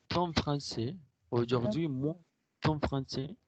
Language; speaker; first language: French; non-native, fluent; Spanish